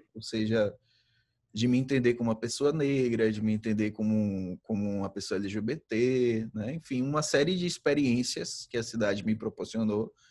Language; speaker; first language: Portuguese; native; Portuguese